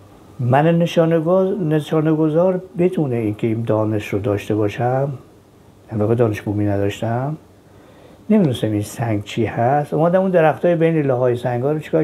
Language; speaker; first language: Persian; native; Persian